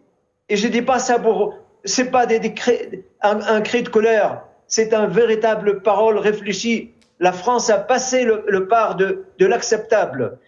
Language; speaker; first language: French; non-native, fluent; Arabic